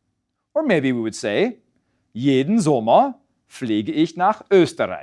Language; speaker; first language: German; non-native, fluent; English